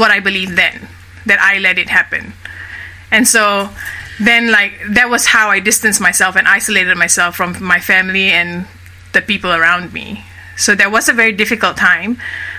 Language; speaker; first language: English; native; English